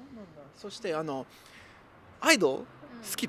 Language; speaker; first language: Japanese; non-native, learner; English